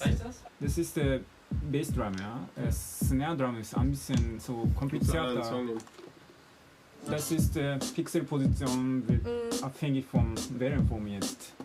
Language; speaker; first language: German; non-native, learner; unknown